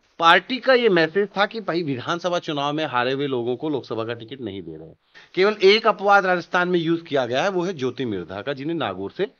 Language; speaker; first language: Hindi; native; Hindi